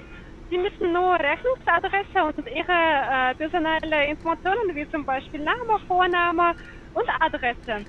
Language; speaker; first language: German; non-native, learner; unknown